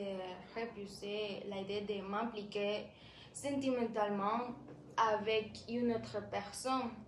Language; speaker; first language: French; non-native, learner; Spanish